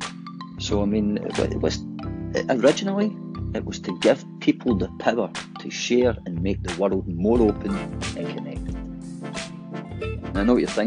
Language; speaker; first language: English; native; English